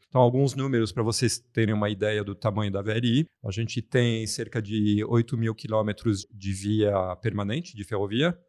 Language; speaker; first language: Portuguese; non-native, fluent; French